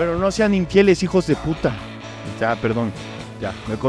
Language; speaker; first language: Spanish; native; Spanish